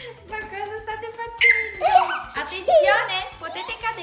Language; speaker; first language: Italian; native; Italian